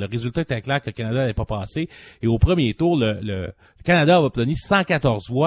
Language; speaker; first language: French; native; French